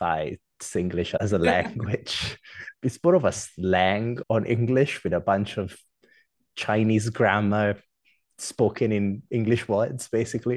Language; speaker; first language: English; non-native, fluent; Italian